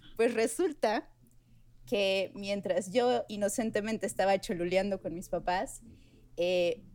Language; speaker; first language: Spanish; native; Spanish